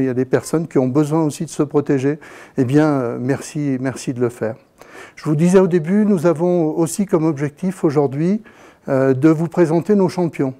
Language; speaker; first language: French; native; French